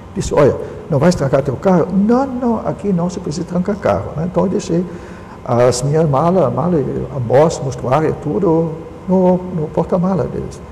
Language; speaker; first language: Portuguese; non-native, local second language; German